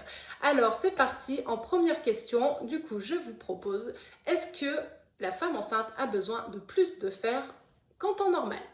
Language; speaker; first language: French; native; French